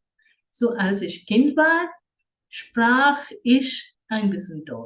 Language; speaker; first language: German; non-native, fluent; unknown